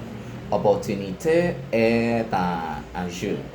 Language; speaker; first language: French; non-native, learner; Spanish